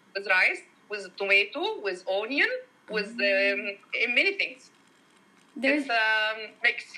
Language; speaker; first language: English; non-native, learner; Arabic